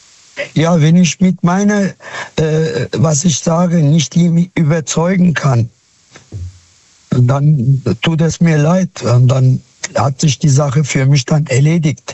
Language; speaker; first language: German; non-native, fluent; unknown